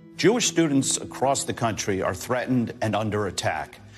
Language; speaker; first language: English; native; English